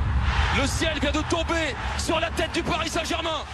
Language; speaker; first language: French; native; French